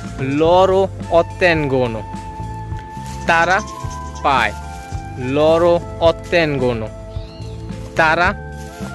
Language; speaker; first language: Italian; non-native, learner; Bangla